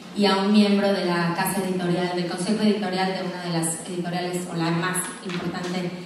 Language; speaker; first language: Spanish; native; Spanish